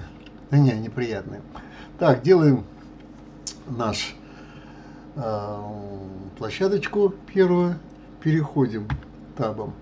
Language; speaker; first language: Russian; native; Russian